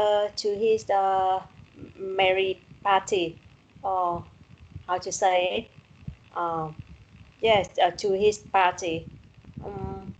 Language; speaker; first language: English; non-native, learner; Vietnamese